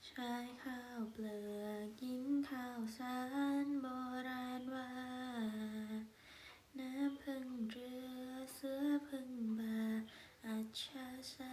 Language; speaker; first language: Thai; native; Thai